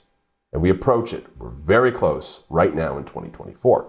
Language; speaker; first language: English; native; English